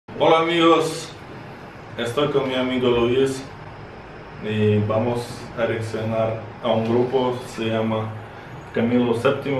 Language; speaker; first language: Spanish; non-native, fluent; Russian